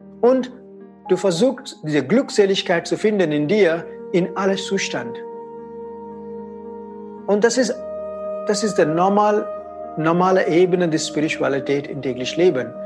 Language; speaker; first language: German; non-native, fluent; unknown